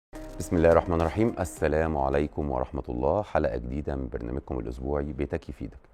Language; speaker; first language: Arabic; native; Arabic